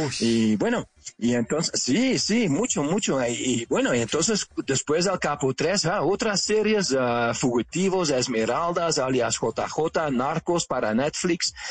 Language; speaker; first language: Spanish; non-native, fluent; Dutch